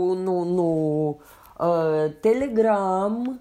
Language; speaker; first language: Portuguese; non-native, learner; Russian